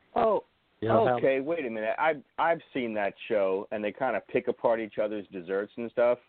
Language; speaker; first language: English; native; English